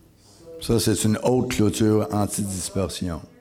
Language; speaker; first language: French; native; French